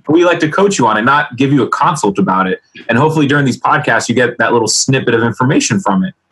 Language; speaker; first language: English; early bilingual, other home language; Spanish